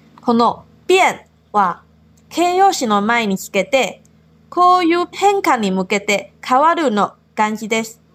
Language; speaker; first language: Japanese; non-native, fluent; Chinese